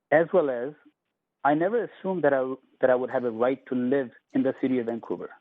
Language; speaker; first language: English; non-native, local second language; Punjabi